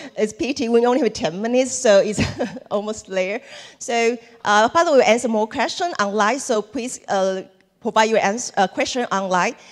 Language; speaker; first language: English; non-native, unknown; Chinese